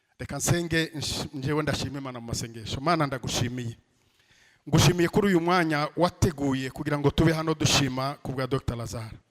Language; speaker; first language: Kinyarwanda; native; Kinyarwanda